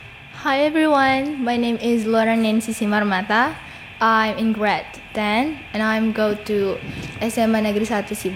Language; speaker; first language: English; non-native, learner; Indonesian